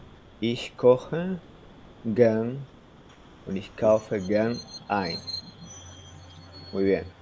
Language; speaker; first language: German; non-native, fluent; Spanish